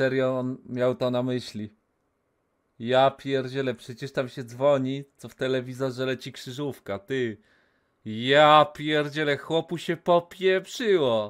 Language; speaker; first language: Polish; native; Polish